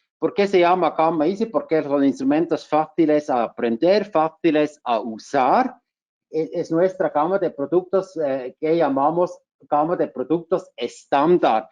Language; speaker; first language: Spanish; non-native, fluent; German